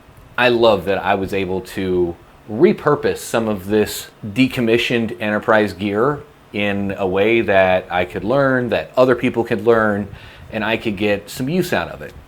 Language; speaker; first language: English; native; English